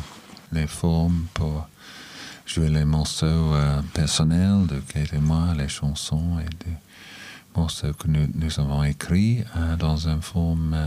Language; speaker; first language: French; non-native, learner; English